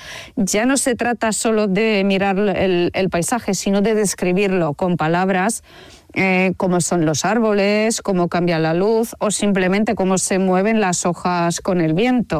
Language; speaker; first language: Spanish; non-native, fluent; Polish